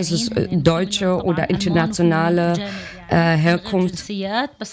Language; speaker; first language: German; non-native, learner; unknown